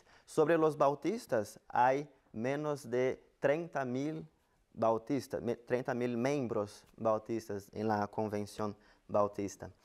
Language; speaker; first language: Spanish; non-native, fluent; Portuguese